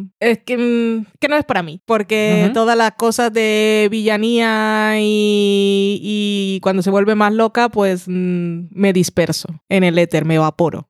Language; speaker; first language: Spanish; native; Spanish